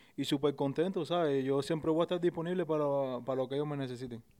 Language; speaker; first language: Spanish; native; Spanish